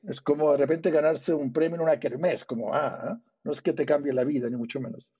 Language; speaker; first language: Spanish; early bilingual, other home language; English